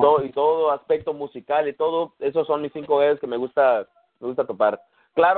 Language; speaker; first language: Spanish; early bilingual, heritage; Spanish